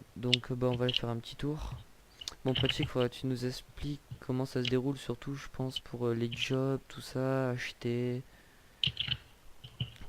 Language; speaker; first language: French; native; French